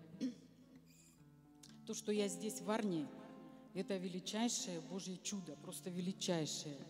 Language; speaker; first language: Russian; native; Russian